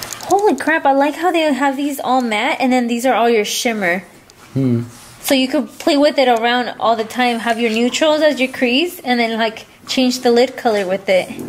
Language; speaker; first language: English; early bilingual, other home language; Spanish